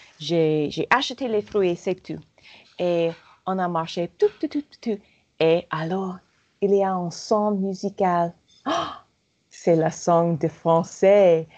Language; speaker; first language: French; non-native, learner; English